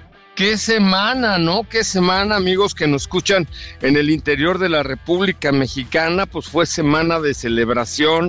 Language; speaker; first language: Spanish; native; Spanish